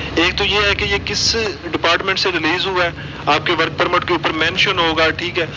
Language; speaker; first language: Urdu; non-native, local second language; Punjabi